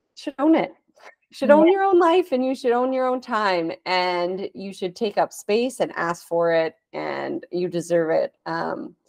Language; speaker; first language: English; native; English